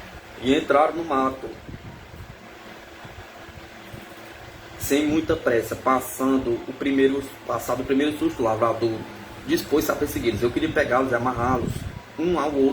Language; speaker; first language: Portuguese; native; Portuguese